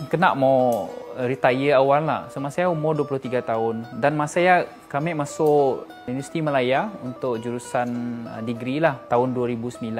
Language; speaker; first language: Malay; native; Malay